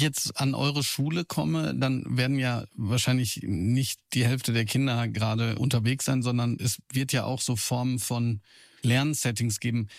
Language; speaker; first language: German; native; German